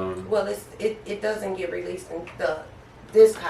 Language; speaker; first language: English; native; English